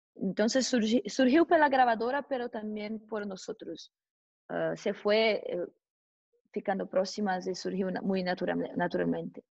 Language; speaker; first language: Spanish; non-native, learner; Portuguese